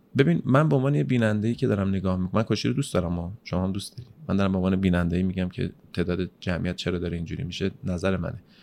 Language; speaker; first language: Persian; native; Persian